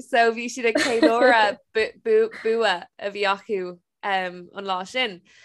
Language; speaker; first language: Irish; non-native, local second language; English